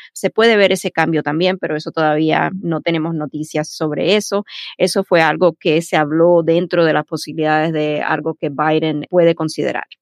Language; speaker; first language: Spanish; early bilingual, heritage; Spanish